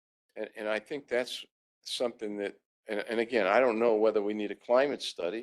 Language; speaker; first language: English; native; English